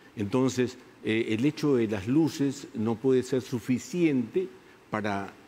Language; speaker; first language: Spanish; native; Spanish